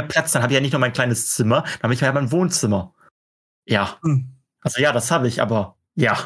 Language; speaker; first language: German; native; German